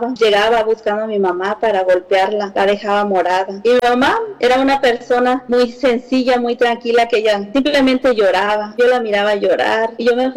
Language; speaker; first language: Spanish; native; Spanish